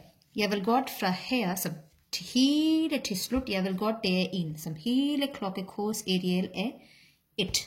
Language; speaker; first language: Danish; non-native, learner; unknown